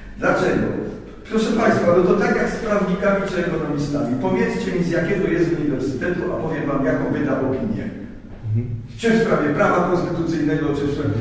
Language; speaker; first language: Polish; native; Polish